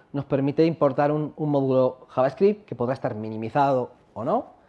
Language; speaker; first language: Spanish; native; Spanish